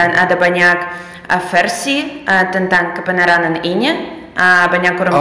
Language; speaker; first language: Indonesian; non-native, fluent; Russian